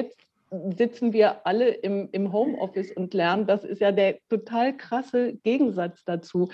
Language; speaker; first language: German; native; German